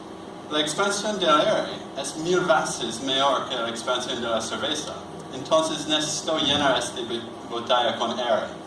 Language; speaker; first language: Spanish; non-native, learner; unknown